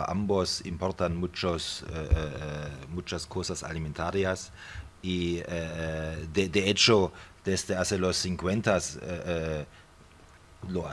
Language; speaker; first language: Spanish; non-native, fluent; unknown